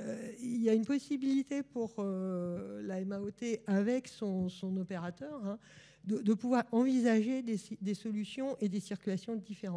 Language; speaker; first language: French; native; French